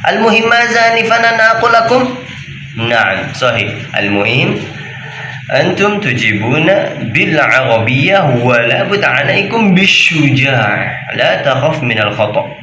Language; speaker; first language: Arabic; non-native, fluent; Indonesian